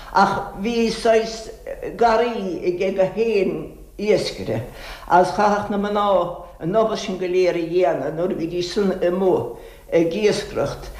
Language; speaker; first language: Irish; native; Irish